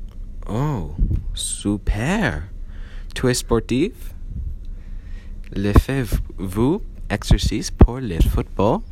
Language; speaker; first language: French; non-native, learner; English